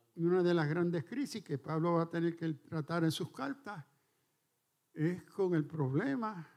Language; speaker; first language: Spanish; early bilingual, heritage; Spanish